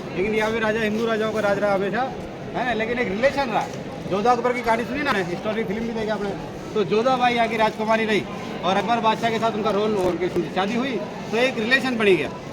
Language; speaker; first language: Hindi; native; Hindi